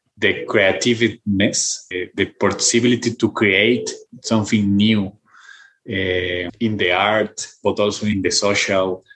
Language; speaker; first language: English; non-native, fluent; Spanish